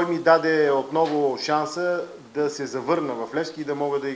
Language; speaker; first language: Bulgarian; native; Bulgarian